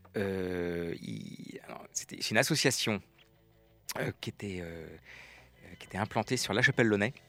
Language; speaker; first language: French; native; French